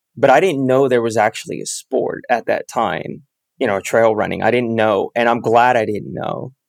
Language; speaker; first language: English; native; English